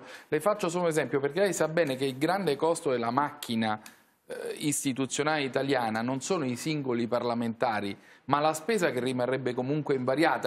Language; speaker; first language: Italian; native; Italian